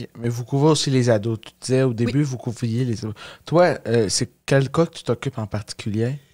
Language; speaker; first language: French; native; French